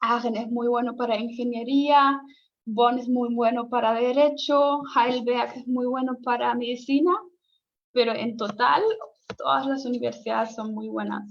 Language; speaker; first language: Spanish; non-native, fluent; German